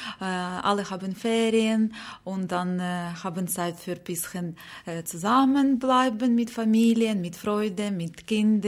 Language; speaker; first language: German; non-native, learner; Ukrainian